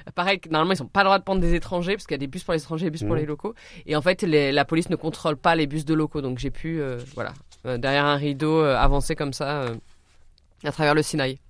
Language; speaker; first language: French; native; French